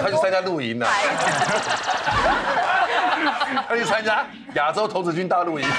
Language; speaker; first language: Chinese; native; Chinese